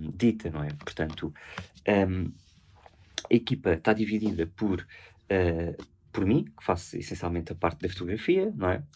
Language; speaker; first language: Portuguese; native; Portuguese